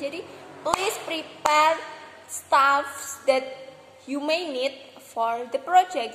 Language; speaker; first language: English; non-native, fluent; Indonesian